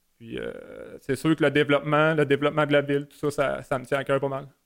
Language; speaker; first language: French; native; French